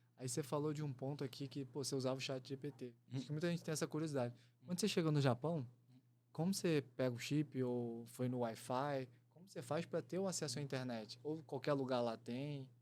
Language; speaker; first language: Portuguese; native; Portuguese